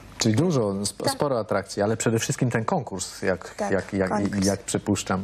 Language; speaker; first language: Polish; native; Polish